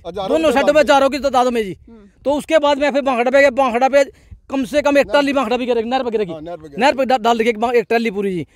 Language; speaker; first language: Hindi; native; Hindi